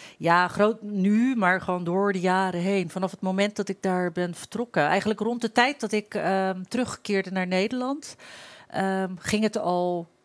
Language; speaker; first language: Dutch; early bilingual, other home language; Turkish